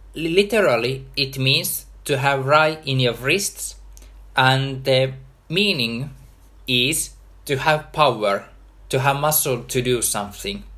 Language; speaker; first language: English; non-native, fluent; Finnish